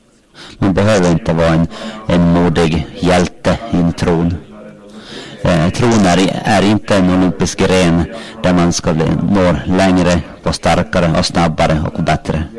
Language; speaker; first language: Swedish; non-native, local second language; Finnish